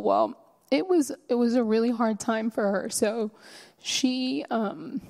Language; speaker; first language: English; early bilingual, other home language; Spanish